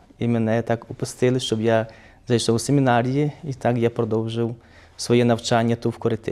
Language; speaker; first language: Ukrainian; early bilingual, heritage; Ukrainian